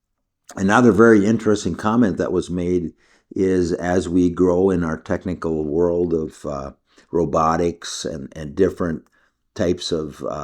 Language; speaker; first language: English; native; English